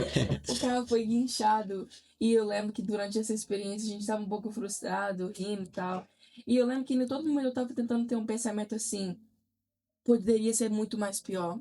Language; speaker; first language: Portuguese; early bilingual, heritage; Portuguese